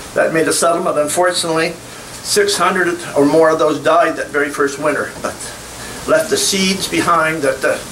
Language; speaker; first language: English; native; English